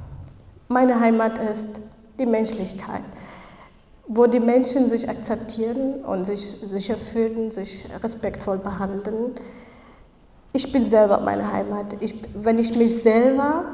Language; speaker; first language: German; non-native, fluent; Kurdish